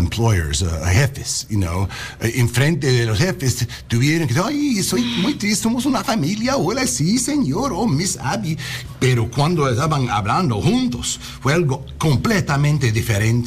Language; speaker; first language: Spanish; non-native, learner; English